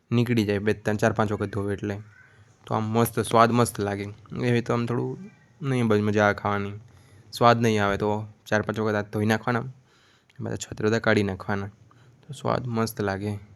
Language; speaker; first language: Gujarati; native; Gujarati